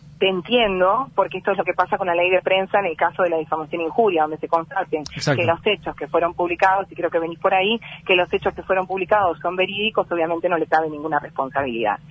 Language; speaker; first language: Spanish; native; Spanish